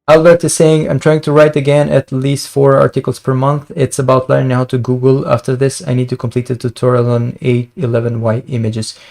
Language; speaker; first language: English; non-native, fluent; Albanian